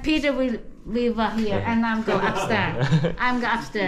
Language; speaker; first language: English; non-native, learner; Swedish